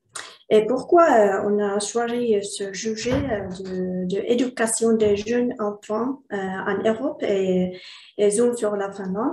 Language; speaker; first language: French; non-native, learner; Finnish